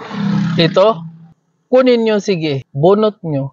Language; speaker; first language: Filipino; non-native, learner; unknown